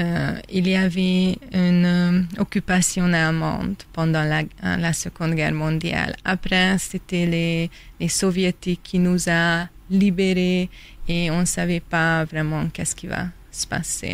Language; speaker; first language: French; non-native, fluent; Hungarian